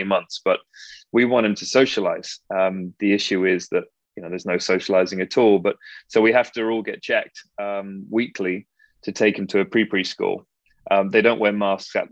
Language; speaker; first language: English; native; English